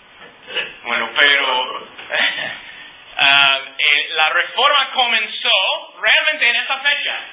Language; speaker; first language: Spanish; non-native, fluent; English